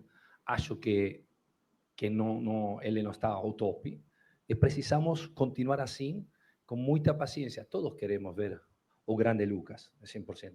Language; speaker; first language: Portuguese; non-native, fluent; Spanish